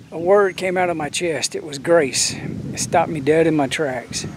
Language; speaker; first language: English; native; English